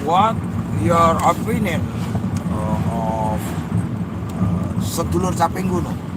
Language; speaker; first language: English; non-native, learner; Indonesian